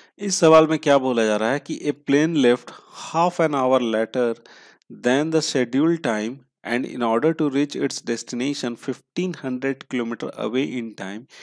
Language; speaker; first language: Hindi; native; Hindi